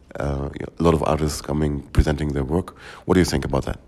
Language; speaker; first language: English; non-native, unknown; German